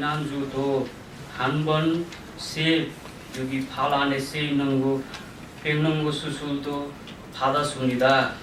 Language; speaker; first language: Korean; non-native, learner; Nepali